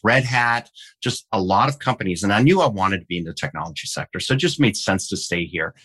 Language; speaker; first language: English; early bilingual, heritage; English